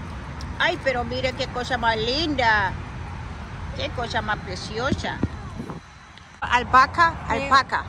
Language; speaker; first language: Spanish; native; Spanish